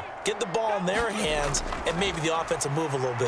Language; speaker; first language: English; native; English